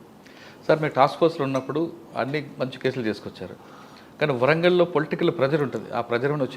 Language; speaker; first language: Telugu; native; Telugu